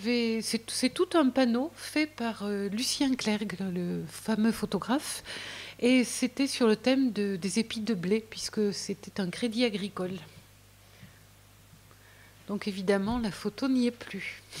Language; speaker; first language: French; native; French